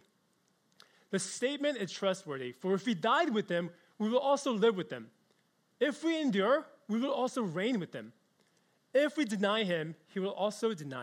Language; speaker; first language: English; early bilingual, other home language; Korean